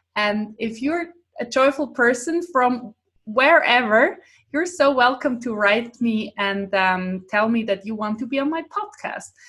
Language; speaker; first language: English; non-native, fluent; Swiss German